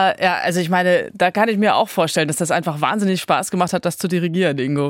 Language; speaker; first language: German; native; German